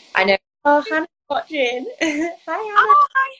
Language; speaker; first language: English; native; English